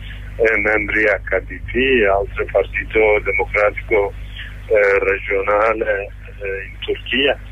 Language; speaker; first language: Italian; non-native, learner; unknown